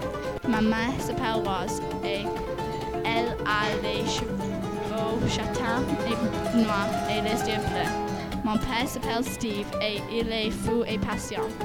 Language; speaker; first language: French; non-native, learner; English